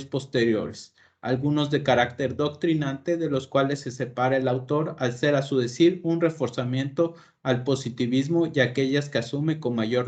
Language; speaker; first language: Spanish; native; Spanish